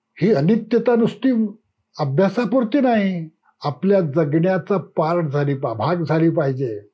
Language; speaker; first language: Marathi; native; Marathi